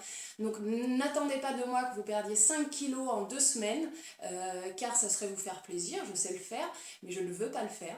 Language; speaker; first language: French; native; French